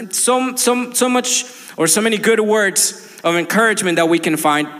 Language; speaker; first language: English; non-native, fluent; Spanish